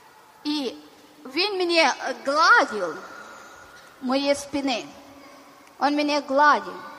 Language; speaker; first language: Ukrainian; non-native, learner; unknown